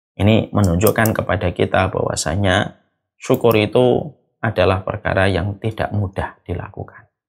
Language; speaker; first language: Indonesian; native; Indonesian